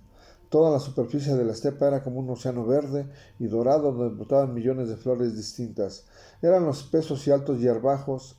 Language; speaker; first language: Spanish; native; Spanish